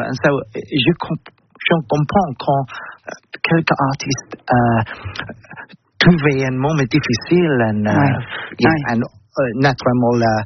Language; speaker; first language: French; non-native, learner; English